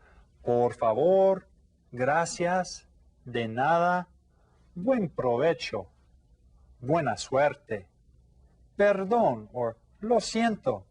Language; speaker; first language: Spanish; non-native, fluent; English